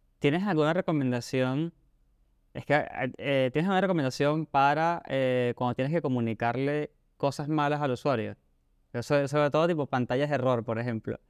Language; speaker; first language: Spanish; native; Spanish